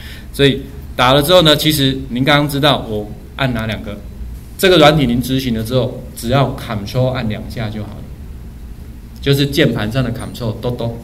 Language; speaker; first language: Chinese; native; Chinese